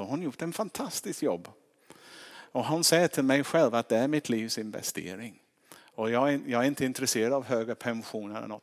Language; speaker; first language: Swedish; non-native, fluent; English